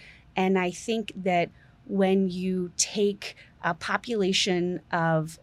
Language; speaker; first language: English; native; English